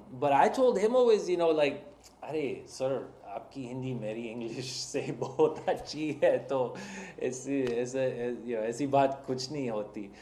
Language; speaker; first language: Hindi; non-native, fluent; English